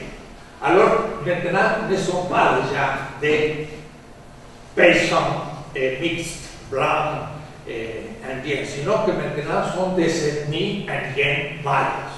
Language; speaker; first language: French; non-native, fluent; Spanish